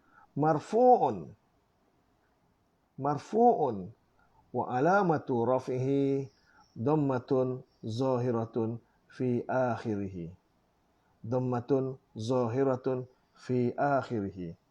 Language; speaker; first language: Arabic; non-native, fluent; Malay